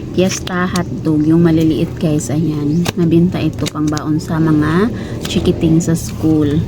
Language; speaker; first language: Filipino; non-native, local second language; Cebuano